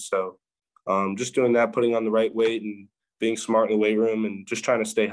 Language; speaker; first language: English; native; English